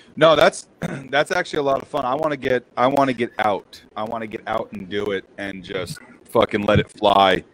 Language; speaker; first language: English; native; English